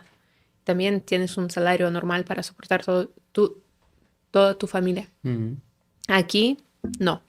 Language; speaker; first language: Spanish; non-native, fluent; Ukrainian